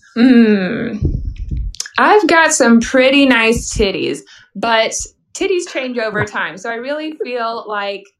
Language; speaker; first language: English; native; English